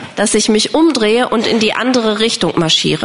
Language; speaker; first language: German; non-native, fluent; English